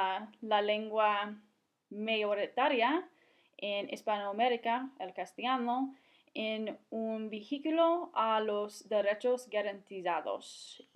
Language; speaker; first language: Spanish; non-native, fluent; English